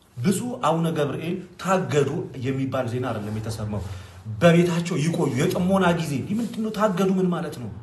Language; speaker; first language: Amharic; non-native, local second language; Oromo